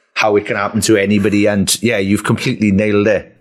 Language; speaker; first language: English; native; English